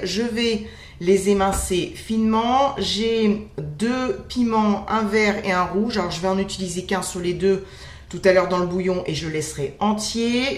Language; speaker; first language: French; native; French